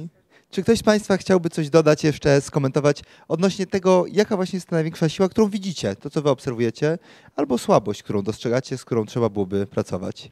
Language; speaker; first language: Polish; native; Polish